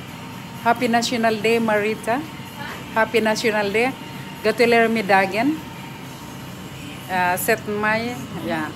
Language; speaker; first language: English; non-native, learner; Filipino